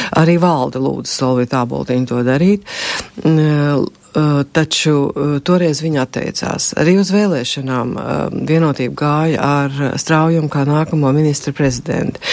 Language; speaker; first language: Latvian; native; Latvian